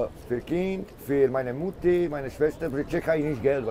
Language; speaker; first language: German; non-native, learner; Czech